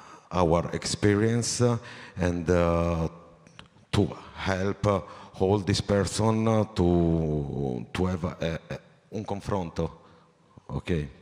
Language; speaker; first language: English; non-native, learner; Italian